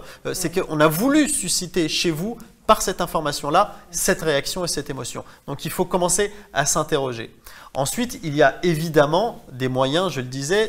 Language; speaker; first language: French; native; French